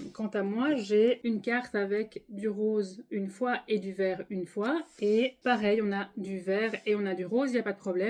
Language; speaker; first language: French; native; French